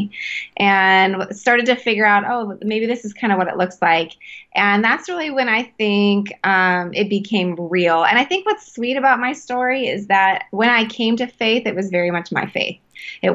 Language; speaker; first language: English; native; English